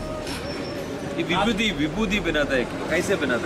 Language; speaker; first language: Hindi; non-native, fluent; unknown